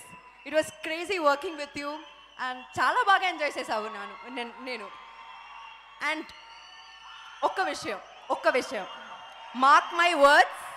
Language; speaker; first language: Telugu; non-native, local second language; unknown